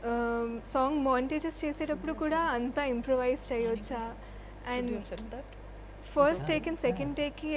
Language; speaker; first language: Telugu; non-native, local second language; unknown